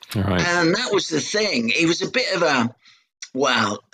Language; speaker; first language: English; native; English